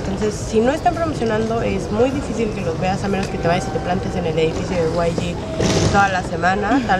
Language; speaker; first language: Spanish; native; Spanish